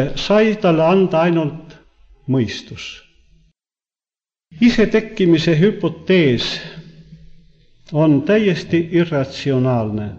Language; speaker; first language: Estonian; native; Estonian